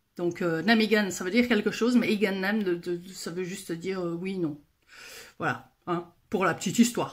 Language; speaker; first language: French; native; French